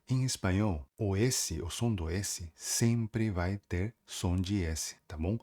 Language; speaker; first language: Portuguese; native; Portuguese